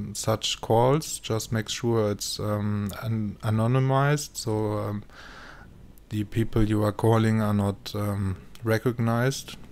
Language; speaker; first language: English; non-native, fluent; German